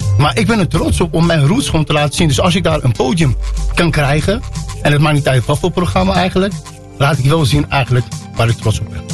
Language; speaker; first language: Dutch; early bilingual, other home language; Berber languages